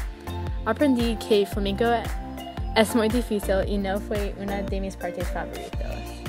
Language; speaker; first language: Spanish; non-native, learner; English